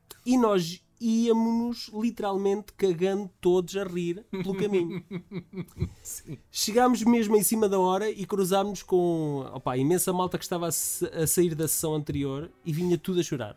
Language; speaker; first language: Portuguese; native; Portuguese